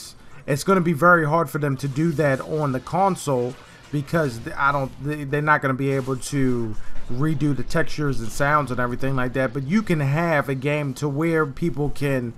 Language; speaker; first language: English; native; English